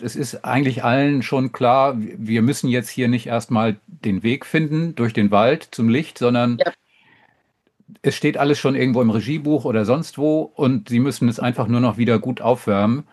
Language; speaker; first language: German; native; German